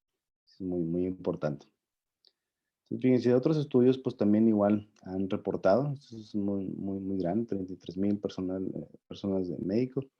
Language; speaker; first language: Spanish; native; Spanish